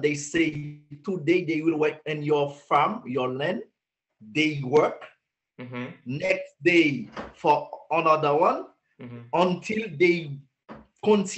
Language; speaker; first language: English; non-native, learner; Haitian Creole